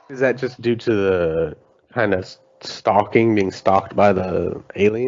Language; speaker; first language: English; native; English